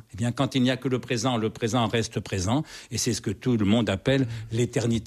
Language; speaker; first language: French; native; French